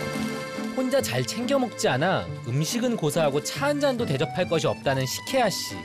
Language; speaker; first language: Korean; native; Korean